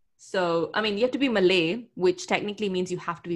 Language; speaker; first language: English; non-native, local second language; Tamil